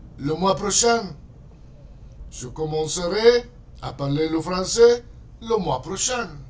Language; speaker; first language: French; non-native, fluent; Spanish